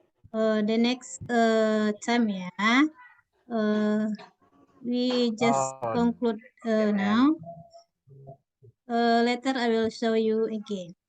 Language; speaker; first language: English; non-native, fluent; Indonesian